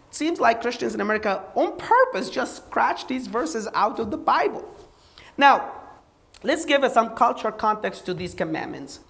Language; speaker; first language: English; non-native, fluent; Arabic